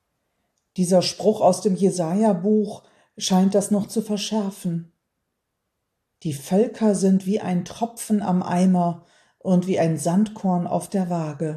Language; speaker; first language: German; native; German